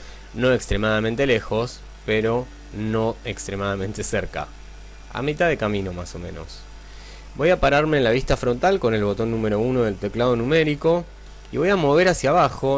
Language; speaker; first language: Spanish; native; Spanish